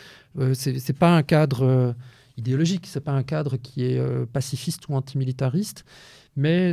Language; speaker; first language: French; native; French